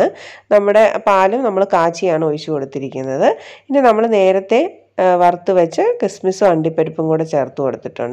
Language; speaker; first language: Malayalam; native; Malayalam